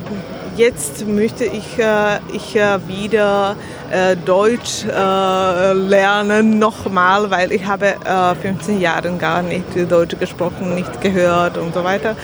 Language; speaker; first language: German; non-native, learner; Slovak